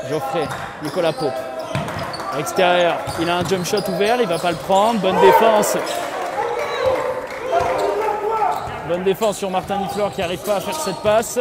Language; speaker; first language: French; native; French